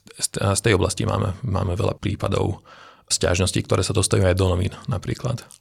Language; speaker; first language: Slovak; non-native, local second language; Hungarian